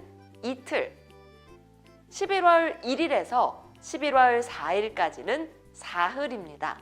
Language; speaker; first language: Korean; native; Korean